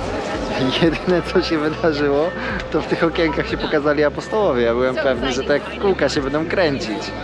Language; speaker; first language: Polish; native; Polish